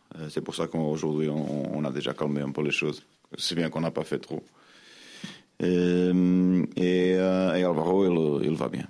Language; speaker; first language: French; non-native, fluent; Portuguese